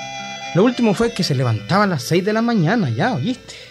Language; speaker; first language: Spanish; native; Spanish